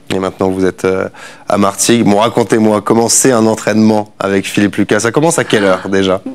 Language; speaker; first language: French; native; French